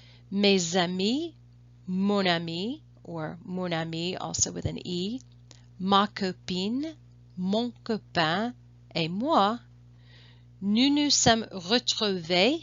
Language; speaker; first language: French; non-native, fluent; English